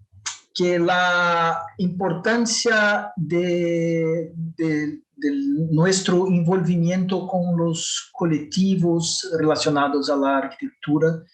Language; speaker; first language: Spanish; non-native, fluent; Portuguese